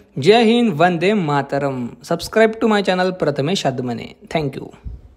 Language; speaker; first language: Hindi; non-native, local second language; Marathi